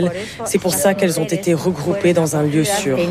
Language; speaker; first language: French; native; French